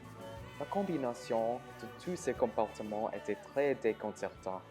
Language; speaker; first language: French; non-native, learner; English